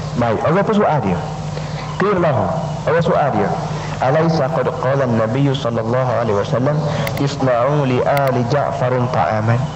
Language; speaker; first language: Malay; native; Malay